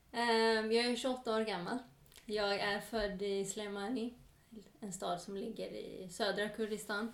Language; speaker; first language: Swedish; early bilingual, other home language; Kurdish